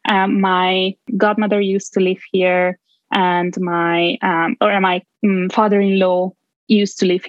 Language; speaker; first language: English; non-native, fluent; Hungarian